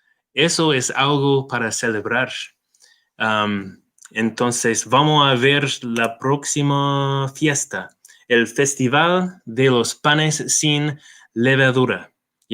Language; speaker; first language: Spanish; non-native, fluent; English